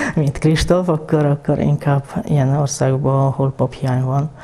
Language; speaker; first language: Hungarian; non-native, fluent; Polish